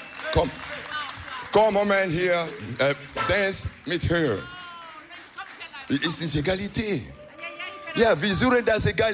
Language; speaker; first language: English; non-native, learner; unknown